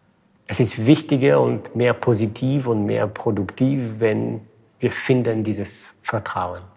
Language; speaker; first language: German; non-native, fluent; French